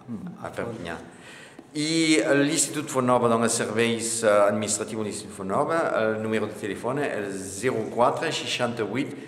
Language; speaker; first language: Catalan; non-native, local second language; French